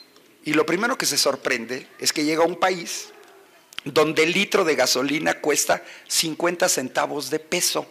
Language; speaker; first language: Spanish; native; Spanish